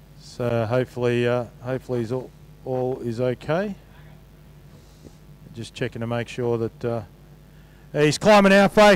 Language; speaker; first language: English; native; English